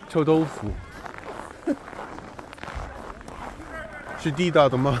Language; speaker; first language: Chinese; non-native, learner; English